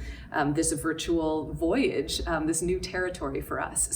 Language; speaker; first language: English; native; English